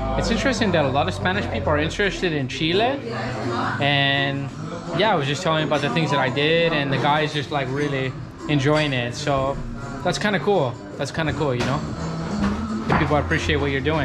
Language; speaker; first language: English; native; English